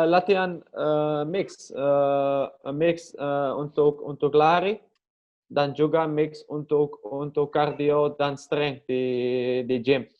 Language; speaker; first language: Indonesian; non-native, learner; Dutch